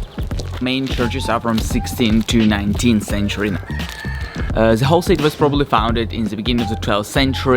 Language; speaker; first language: English; non-native, fluent; Russian